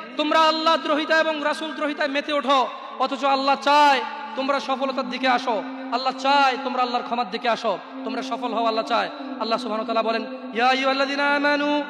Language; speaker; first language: Bangla; early bilingual, heritage; Bangla